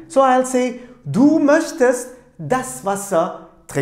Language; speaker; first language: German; non-native, fluent; Turkish